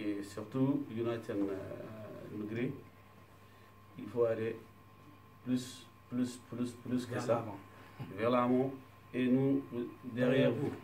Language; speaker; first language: French; non-native, learner; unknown